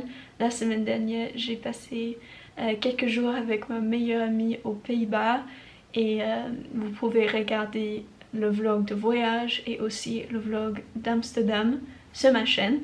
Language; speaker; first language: French; non-native, learner; English